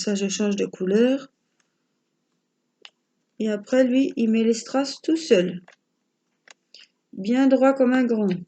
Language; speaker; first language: French; native; French